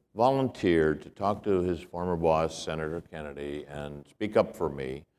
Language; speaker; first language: English; native; English